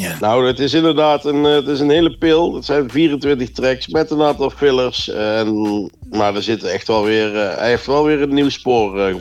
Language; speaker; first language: Dutch; native; Dutch